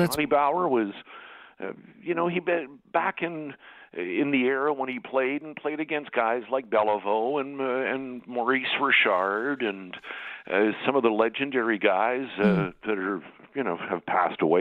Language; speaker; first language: English; native; English